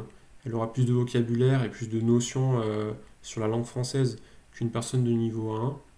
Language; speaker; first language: French; native; French